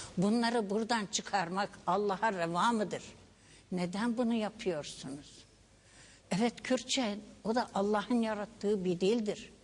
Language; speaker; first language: Turkish; non-native, local second language; Kurdish